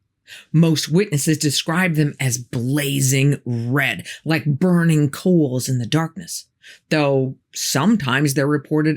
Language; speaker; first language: English; native; English